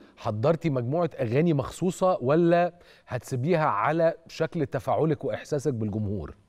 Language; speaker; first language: Arabic; native; Arabic